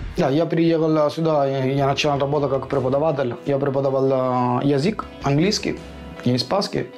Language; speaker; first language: Russian; non-native, learner; Italian